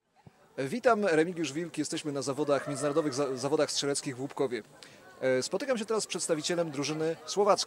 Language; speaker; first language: Polish; native; Polish